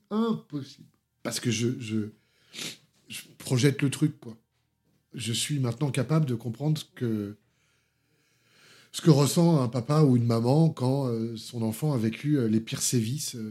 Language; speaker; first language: French; native; French